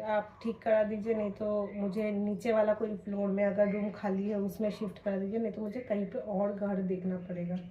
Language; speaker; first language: Hindi; non-native, local second language; Bangla